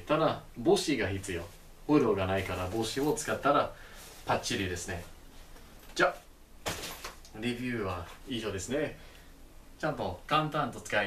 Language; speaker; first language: Japanese; non-native, fluent; English